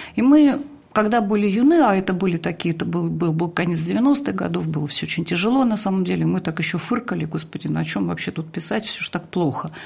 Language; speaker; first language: Russian; native; Russian